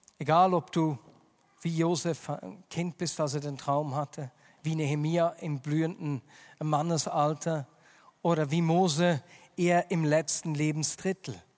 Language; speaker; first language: German; native; German